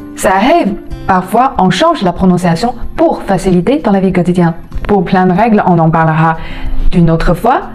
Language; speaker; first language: French; non-native, fluent; Chinese